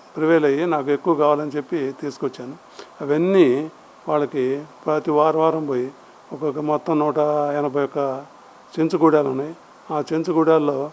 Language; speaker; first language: Telugu; native; Telugu